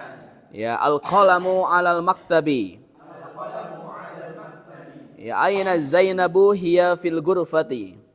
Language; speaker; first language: Arabic; non-native, learner; Indonesian